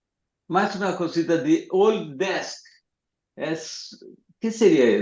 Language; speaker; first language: Spanish; non-native, fluent; Portuguese